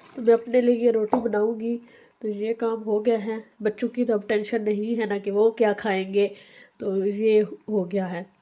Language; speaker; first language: Urdu; native; Urdu